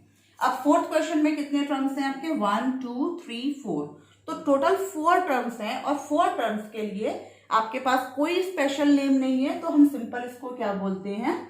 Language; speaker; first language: Hindi; native; Hindi